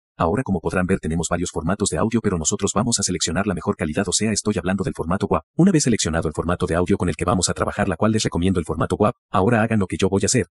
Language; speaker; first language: Spanish; native; Spanish